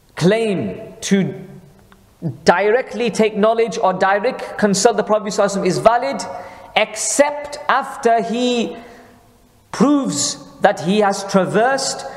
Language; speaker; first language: English; early bilingual, other home language; Hindi